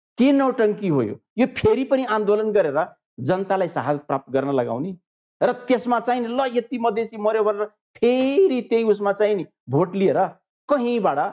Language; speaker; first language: Nepali; non-native, local second language; Maithili